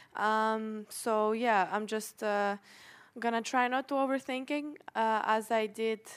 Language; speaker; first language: English; non-native, fluent; Russian